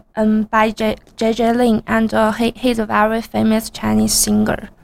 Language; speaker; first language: English; non-native, learner; Chinese